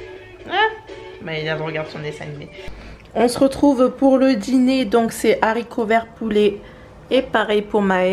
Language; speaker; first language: French; native; French